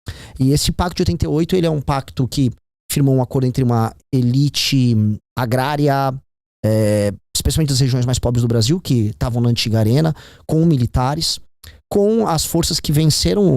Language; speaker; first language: Portuguese; native; Portuguese